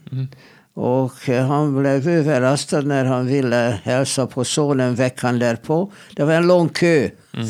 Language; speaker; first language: Swedish; non-native, fluent; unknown